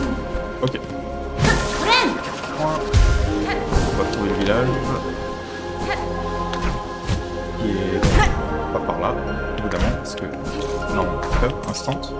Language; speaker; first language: French; native; French